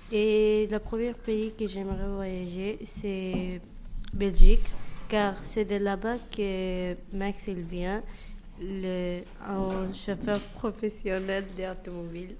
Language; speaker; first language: French; non-native, fluent; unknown